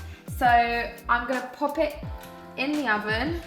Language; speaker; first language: English; native; English